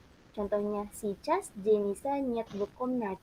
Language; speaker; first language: Russian; non-native, learner; Indonesian